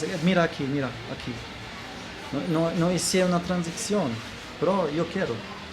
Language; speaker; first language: Spanish; non-native, learner; German